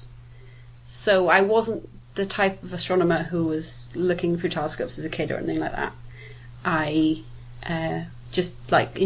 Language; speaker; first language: English; native; English